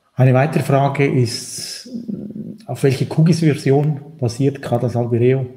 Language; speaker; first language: German; native; German